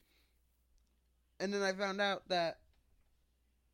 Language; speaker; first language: English; native; English